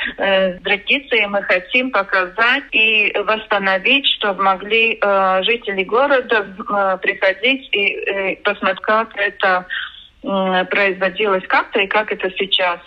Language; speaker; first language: Russian; non-native, local second language; Latvian